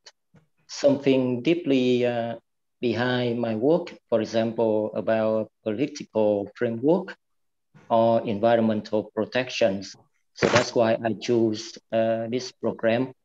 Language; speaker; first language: English; non-native, fluent; Vietnamese